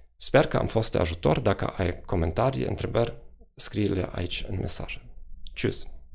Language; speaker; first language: Romanian; non-native, fluent; German